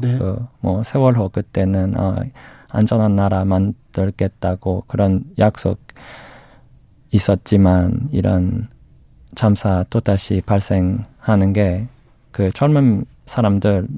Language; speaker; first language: Korean; non-native, learner; English